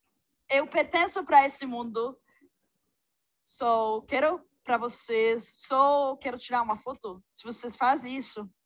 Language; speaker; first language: Portuguese; non-native, fluent; Arabic